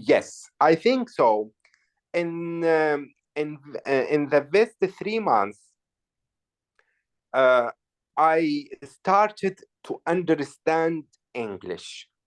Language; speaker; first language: English; non-native, learner; Arabic